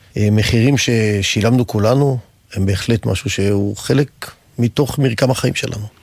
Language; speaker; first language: Hebrew; native; Hebrew